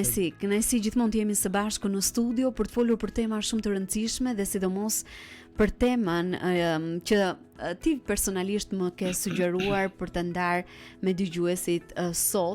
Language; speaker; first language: Albanian; native; Albanian